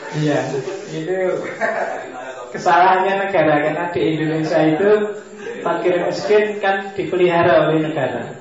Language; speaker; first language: Indonesian; non-native, local second language; Javanese